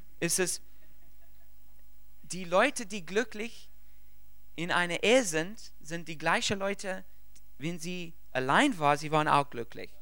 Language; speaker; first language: German; non-native, fluent; English